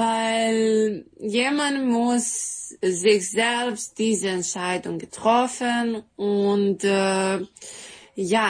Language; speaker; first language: German; non-native, learner; Serbian